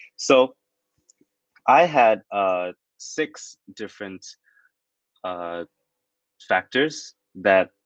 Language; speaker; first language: English; non-native, fluent; Thai